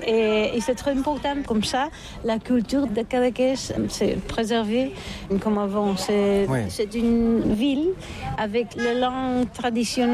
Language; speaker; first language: French; non-native, learner; Catalan